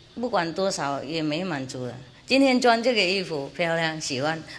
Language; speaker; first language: Chinese; non-native, fluent; Vietnamese